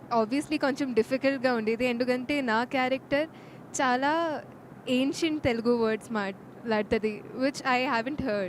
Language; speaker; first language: Telugu; non-native, fluent; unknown